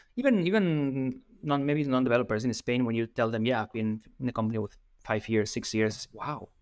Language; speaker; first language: English; non-native, fluent; Spanish